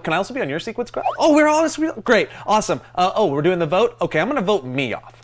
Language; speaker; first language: English; native; English